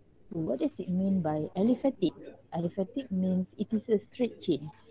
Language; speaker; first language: English; non-native, local second language; Malay